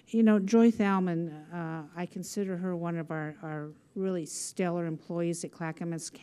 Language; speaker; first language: English; native; English